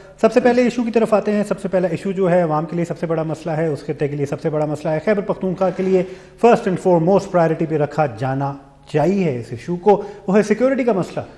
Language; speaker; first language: Urdu; non-native, local second language; Pashto